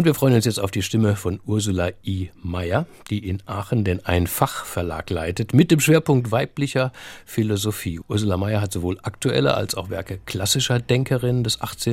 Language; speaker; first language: German; native; German